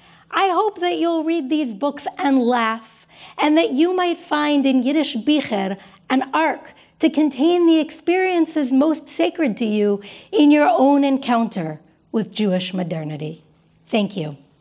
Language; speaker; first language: English; native; English